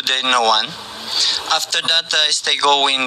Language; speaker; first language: English; non-native, learner; Portuguese